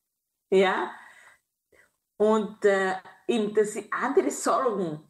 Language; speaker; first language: German; non-native, fluent; Kinyarwanda